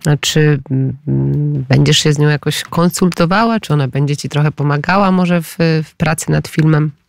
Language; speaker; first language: Polish; native; Polish